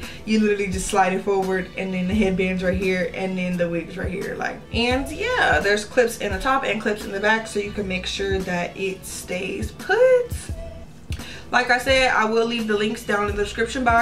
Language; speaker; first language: English; native; English